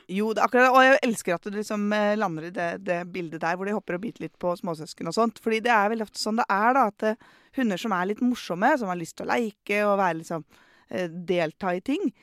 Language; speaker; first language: Norwegian; native; Norwegian